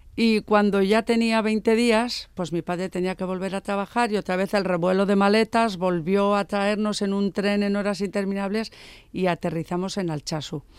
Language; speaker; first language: Spanish; native; Spanish